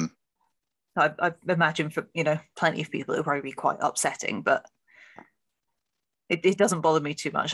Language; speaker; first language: English; native; English